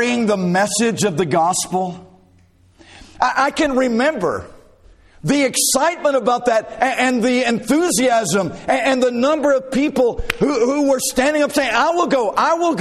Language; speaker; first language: English; native; English